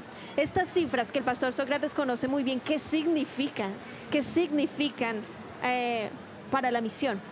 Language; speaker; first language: Spanish; native; Spanish